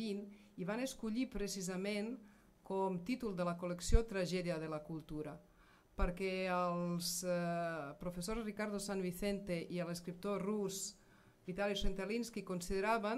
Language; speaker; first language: Catalan; non-native, fluent; Serbian